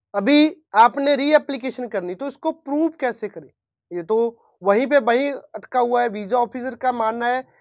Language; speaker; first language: Hindi; non-native, local second language; Punjabi